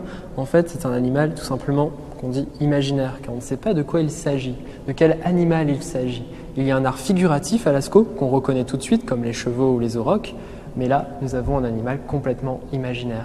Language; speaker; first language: French; native; French